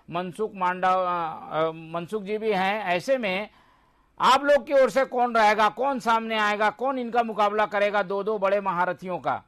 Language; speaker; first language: Hindi; native; Hindi